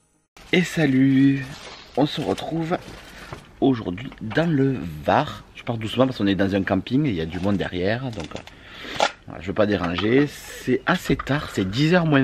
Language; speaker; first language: French; native; French